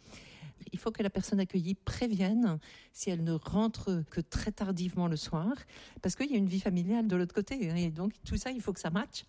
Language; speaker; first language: French; native; French